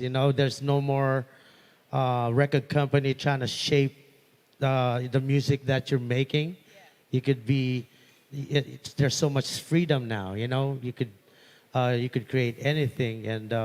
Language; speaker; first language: English; non-native, local second language; Pampanga